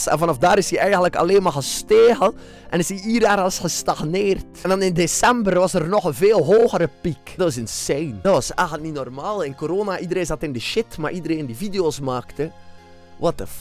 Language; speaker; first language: Dutch; native; Dutch